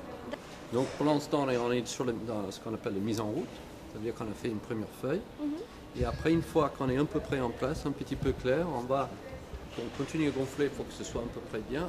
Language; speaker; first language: French; native; French